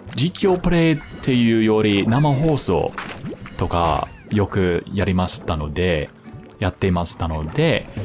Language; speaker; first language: Japanese; non-native, fluent; English